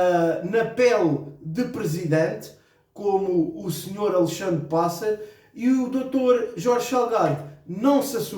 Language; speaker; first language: Portuguese; native; Portuguese